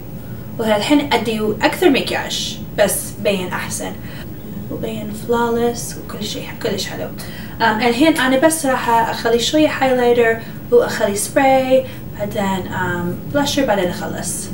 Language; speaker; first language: Arabic; early bilingual, heritage; English